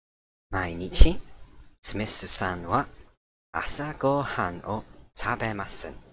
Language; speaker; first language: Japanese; non-native, learner; English